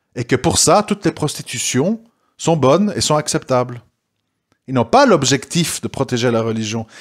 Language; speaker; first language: French; native; French